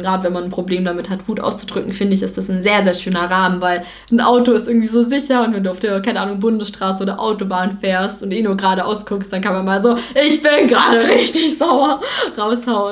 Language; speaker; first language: German; native; German